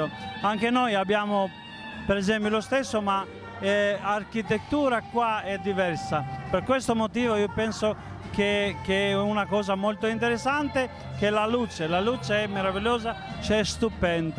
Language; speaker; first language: Italian; non-native, fluent; Albanian